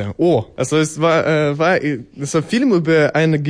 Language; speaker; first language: German; non-native, learner; Ukrainian